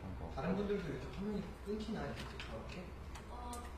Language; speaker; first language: Korean; native; Korean